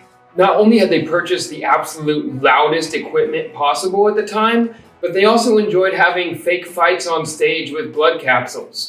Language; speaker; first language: English; native; English